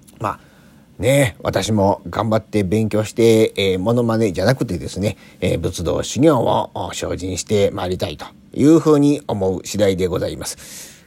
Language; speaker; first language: Japanese; native; Japanese